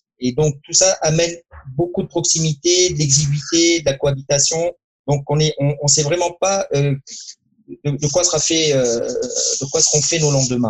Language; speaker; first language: French; non-native, local second language; Arabic